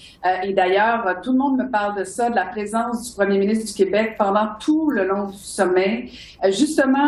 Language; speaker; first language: French; native; French